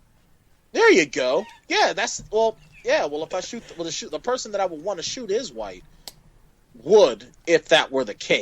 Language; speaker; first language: English; native; English